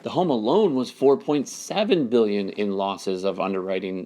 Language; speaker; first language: English; native; English